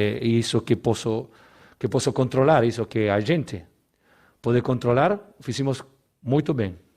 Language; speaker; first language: Portuguese; non-native, learner; Spanish